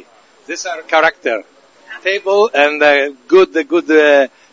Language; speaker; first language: English; non-native, learner; Italian